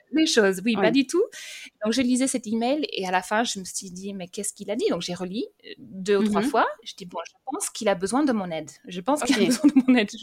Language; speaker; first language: French; early bilingual, other home language; English